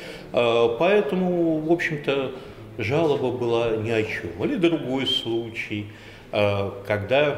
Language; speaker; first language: Russian; native; Russian